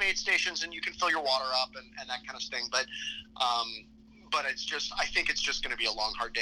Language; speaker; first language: English; native; English